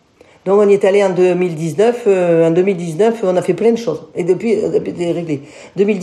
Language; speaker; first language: French; native; French